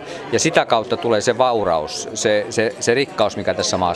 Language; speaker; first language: Finnish; native; Finnish